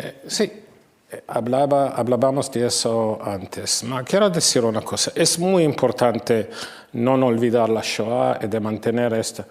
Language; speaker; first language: Spanish; non-native, fluent; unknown